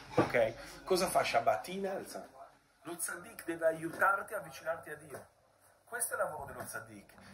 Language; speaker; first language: Italian; native; Italian